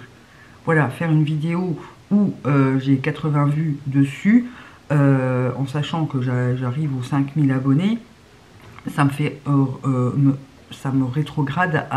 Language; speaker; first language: French; native; French